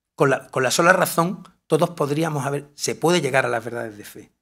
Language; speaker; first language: Spanish; native; Spanish